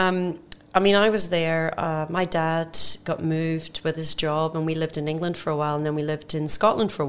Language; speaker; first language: English; native; English